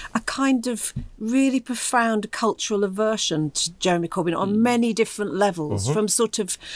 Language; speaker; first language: English; native; English